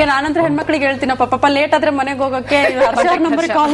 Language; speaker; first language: Kannada; native; Kannada